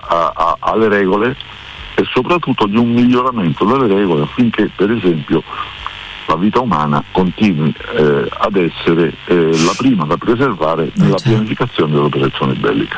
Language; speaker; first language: Italian; native; Italian